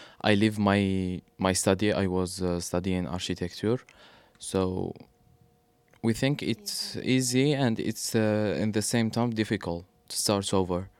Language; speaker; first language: English; non-native, learner; Arabic